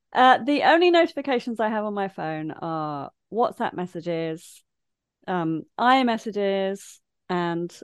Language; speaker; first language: English; native; English